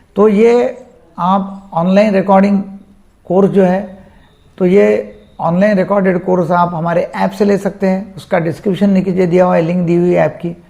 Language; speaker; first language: Hindi; non-native, local second language; Marathi